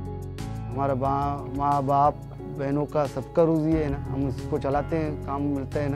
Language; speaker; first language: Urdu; non-native, local second language; Baluchi